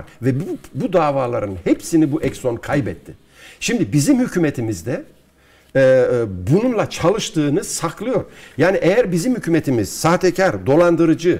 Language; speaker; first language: Turkish; native; Turkish